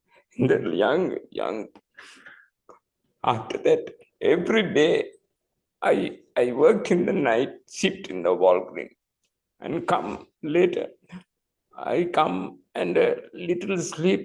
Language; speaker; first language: English; non-native, local second language; Tamil